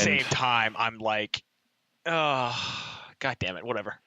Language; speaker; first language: English; native; English